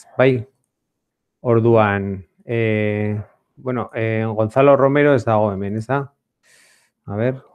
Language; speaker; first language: Basque; non-native, local second language; Spanish